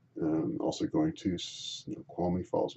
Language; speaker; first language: English; native; English